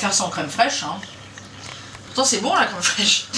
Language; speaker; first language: French; native; French